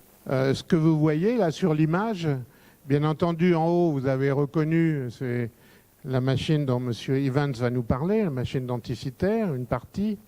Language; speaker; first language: French; native; French